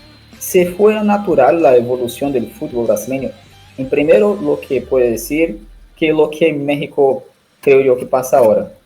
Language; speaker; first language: Spanish; non-native, learner; Portuguese